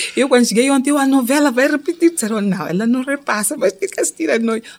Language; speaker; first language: Portuguese; non-native, local second language; Tsonga